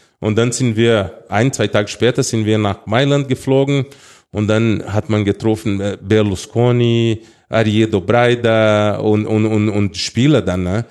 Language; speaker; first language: German; non-native, fluent; Portuguese